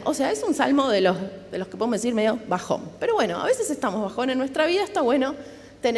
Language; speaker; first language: Spanish; native; Spanish